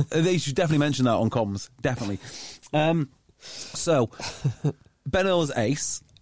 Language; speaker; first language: English; native; English